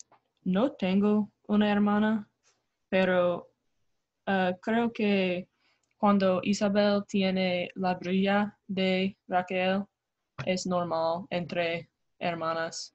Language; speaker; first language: Spanish; non-native, learner; English